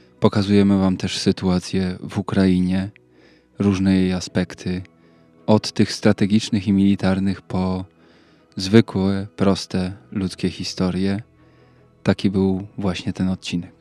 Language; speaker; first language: Polish; native; Polish